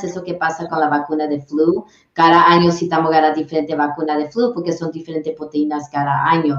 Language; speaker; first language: Spanish; early bilingual, heritage; English